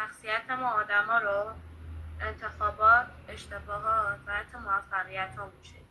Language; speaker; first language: Persian; native; Persian